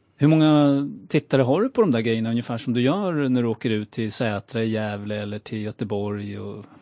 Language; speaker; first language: Swedish; native; Swedish